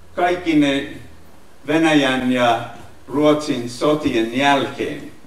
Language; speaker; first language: Finnish; non-native, fluent; English